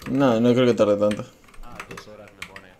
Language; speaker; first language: Spanish; native; Spanish